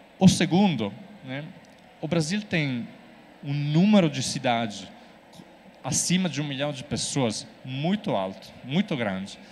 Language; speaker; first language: Portuguese; non-native, fluent; Italian